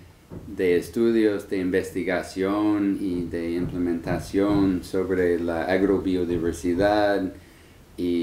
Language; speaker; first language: Spanish; non-native, fluent; English